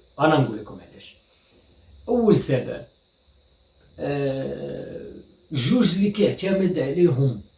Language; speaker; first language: Arabic; native; Arabic